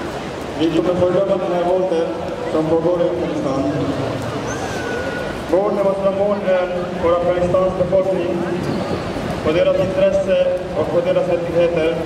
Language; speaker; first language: Swedish; non-native, fluent; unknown